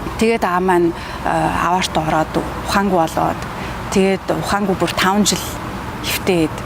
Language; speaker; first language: Mongolian; early bilingual, heritage; Mongolian